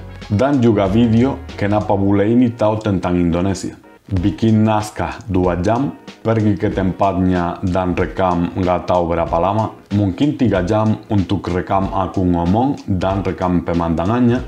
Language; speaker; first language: Indonesian; non-native, fluent; Spanish